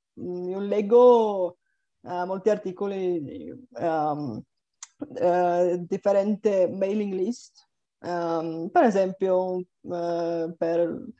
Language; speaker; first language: Italian; non-native, fluent; Bulgarian